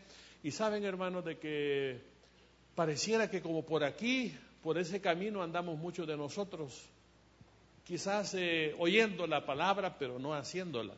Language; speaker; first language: Spanish; native; Spanish